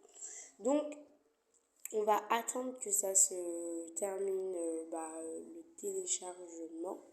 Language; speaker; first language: French; native; French